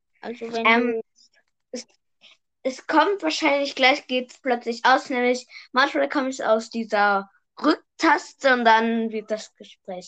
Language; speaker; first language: German; early bilingual, other home language; Vietnamese